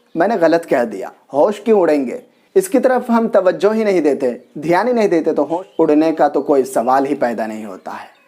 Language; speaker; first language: Urdu; native; Urdu